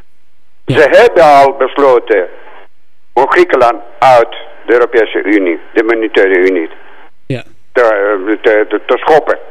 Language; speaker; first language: Dutch; non-native, fluent; Greek